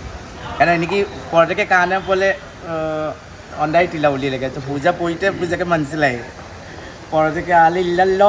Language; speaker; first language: Malayalam; non-native, learner; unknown